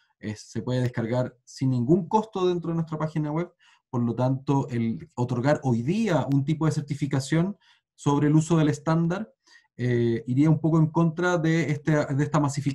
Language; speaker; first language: Spanish; native; Spanish